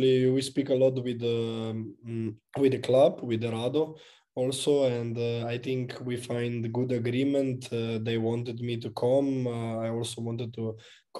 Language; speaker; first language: English; non-native, fluent; Slovenian